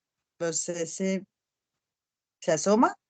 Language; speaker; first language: Portuguese; non-native, learner; Spanish